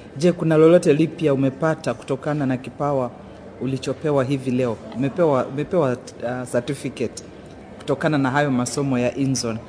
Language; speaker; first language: Swahili; native; Swahili